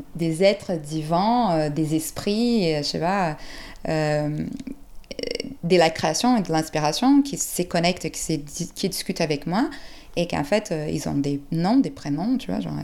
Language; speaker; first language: French; non-native, fluent; Portuguese